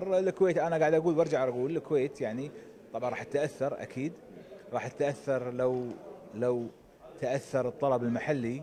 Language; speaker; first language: Arabic; native; Arabic